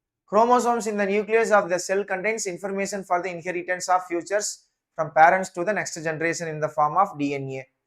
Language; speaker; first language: English; non-native, local second language; Tamil